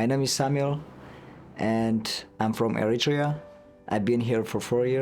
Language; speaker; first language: English; non-native, fluent; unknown